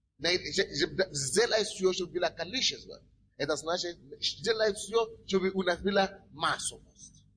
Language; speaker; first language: Russian; non-native, fluent; Yoruba